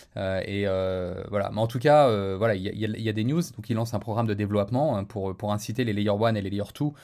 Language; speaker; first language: French; native; French